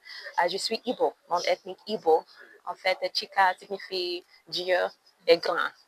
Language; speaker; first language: French; non-native, learner; English